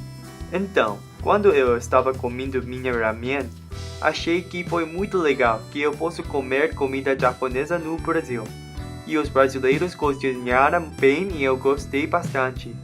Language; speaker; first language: Portuguese; non-native, learner; English